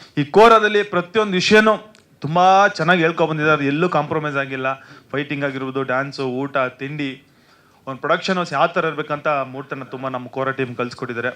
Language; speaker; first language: Kannada; native; Kannada